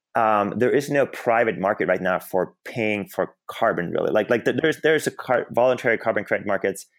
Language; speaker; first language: English; non-native, fluent; Swedish